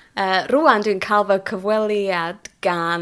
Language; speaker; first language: Welsh; non-native, learner; English